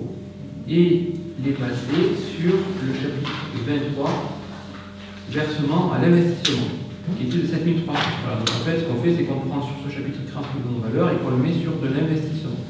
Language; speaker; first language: French; native; French